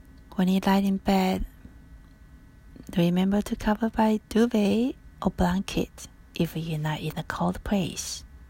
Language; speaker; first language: English; non-native, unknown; Min Nan Chinese